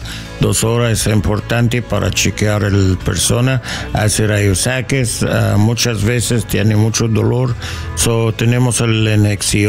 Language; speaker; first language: Spanish; non-native, learner; English